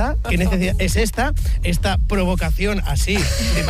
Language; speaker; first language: Spanish; native; Spanish